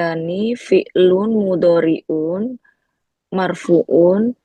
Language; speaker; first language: Arabic; non-native, learner; Indonesian